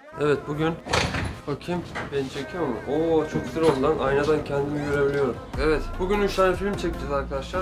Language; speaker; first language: Turkish; native; Turkish